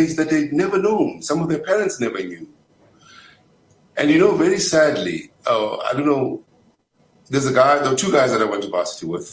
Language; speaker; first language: English; non-native, local second language; Zulu